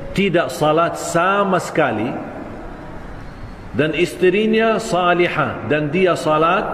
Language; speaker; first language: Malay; non-native, fluent; Arabic